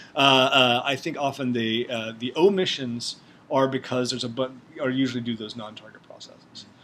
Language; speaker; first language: English; native; English